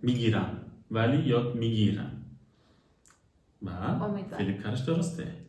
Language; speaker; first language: Persian; non-native, learner; German